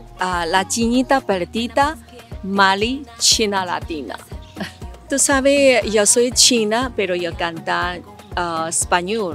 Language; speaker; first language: Spanish; non-native, learner; Chinese